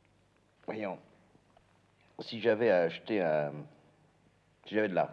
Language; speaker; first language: French; native; French